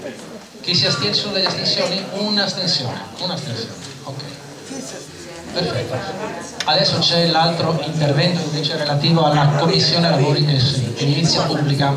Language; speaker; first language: Italian; native; Italian